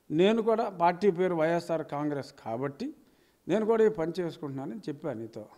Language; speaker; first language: Telugu; native; Telugu